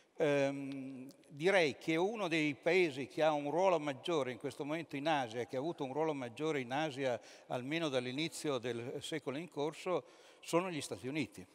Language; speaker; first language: Italian; native; Italian